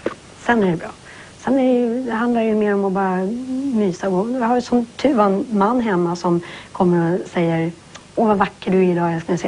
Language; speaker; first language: Swedish; native; Swedish